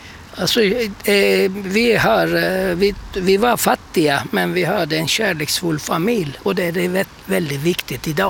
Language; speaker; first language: Swedish; non-native, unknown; Turkish